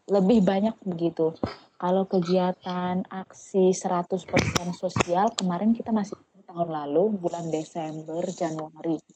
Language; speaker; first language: Indonesian; non-native, local second language; Tetum